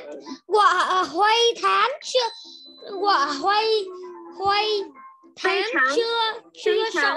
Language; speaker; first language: Chinese; non-native, learner; Vietnamese